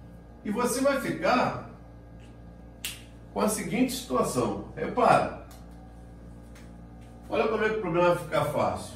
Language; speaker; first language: Portuguese; native; Portuguese